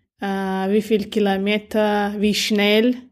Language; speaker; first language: German; non-native, learner; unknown